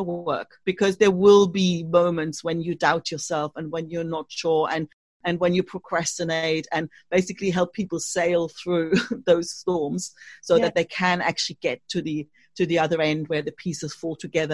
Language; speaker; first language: English; non-native, fluent; German